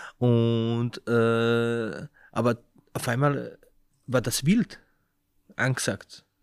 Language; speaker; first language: German; early bilingual, other home language; Slovenian